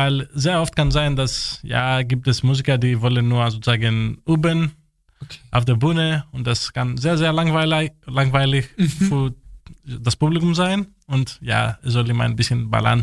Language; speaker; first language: German; non-native, fluent; Greek